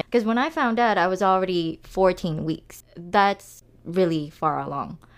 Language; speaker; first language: English; non-native, local second language; Filipino